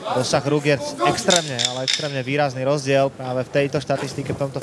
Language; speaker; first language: Slovak; native; Slovak